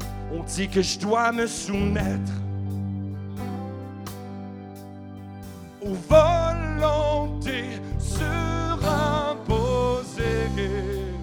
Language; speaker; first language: French; native; French